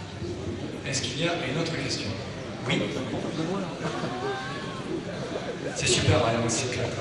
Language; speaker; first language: French; native; French